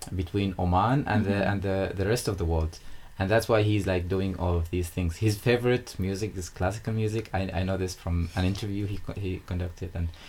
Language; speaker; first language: English; non-native, fluent; Arabic